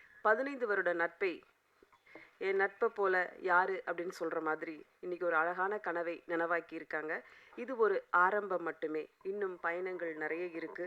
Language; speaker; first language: Tamil; native; Tamil